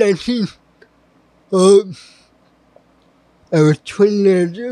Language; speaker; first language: English; native; English